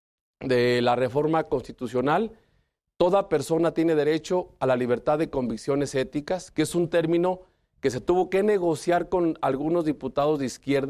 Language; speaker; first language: Spanish; native; Spanish